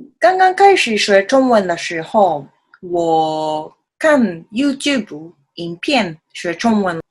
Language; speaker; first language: Chinese; non-native, learner; Japanese